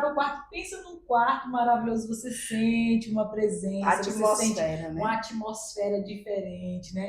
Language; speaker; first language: Portuguese; native; Portuguese